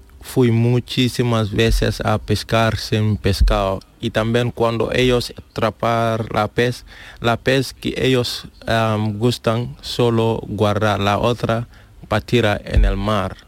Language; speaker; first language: Spanish; non-native, learner; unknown